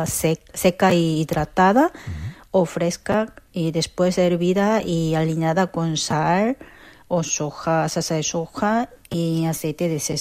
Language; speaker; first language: Spanish; non-native, fluent; Korean